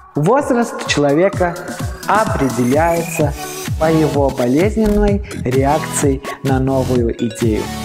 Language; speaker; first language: Russian; non-native, learner; Armenian